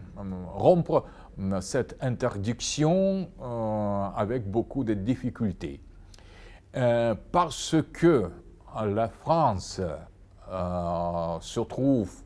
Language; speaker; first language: French; non-native, fluent; Russian